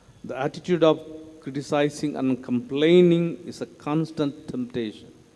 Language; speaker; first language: English; non-native, local second language; Tamil